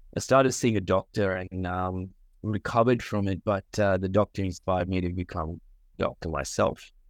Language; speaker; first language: English; early bilingual, other home language; Sinhala